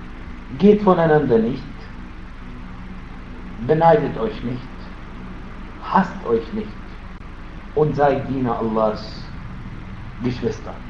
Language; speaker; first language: German; non-native, fluent; Arabic